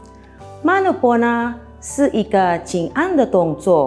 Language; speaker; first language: Chinese; non-native, fluent; Filipino